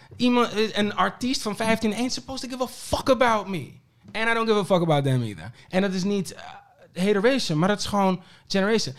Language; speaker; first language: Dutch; early bilingual, other home language; Papiamento